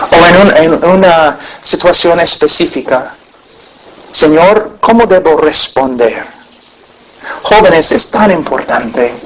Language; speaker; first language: Spanish; non-native, fluent; English